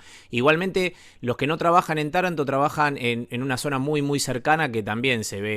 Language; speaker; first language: Spanish; native; Spanish